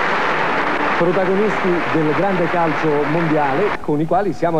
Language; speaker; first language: Italian; native; Italian